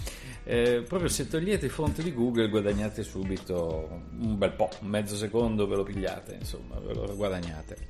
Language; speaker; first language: Italian; native; Italian